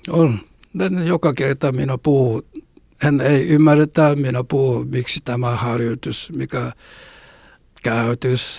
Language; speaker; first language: Finnish; non-native, learner; Korean